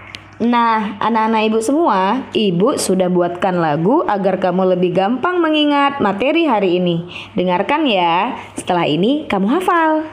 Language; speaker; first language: Indonesian; native; Indonesian